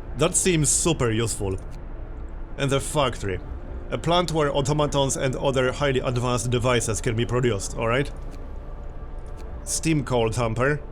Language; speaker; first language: English; native; English